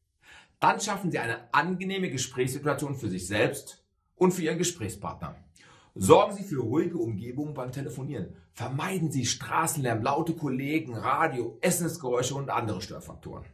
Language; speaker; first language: German; native; German